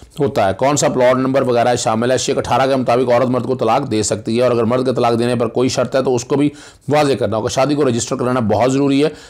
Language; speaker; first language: Urdu; non-native, local second language; Punjabi